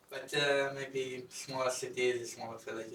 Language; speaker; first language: English; non-native, fluent; Arabic